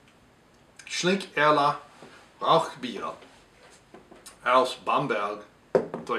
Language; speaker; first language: German; non-native, learner; English